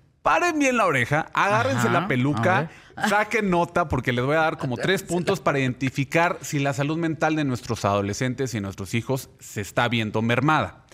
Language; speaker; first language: Spanish; native; Spanish